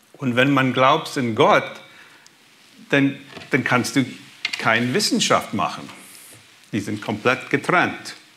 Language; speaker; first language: German; early bilingual, heritage; German